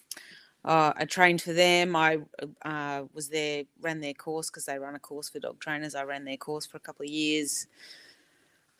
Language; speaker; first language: English; native; English